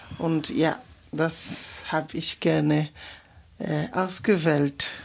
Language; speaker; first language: German; non-native, fluent; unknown